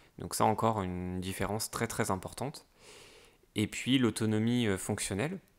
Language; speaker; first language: French; native; French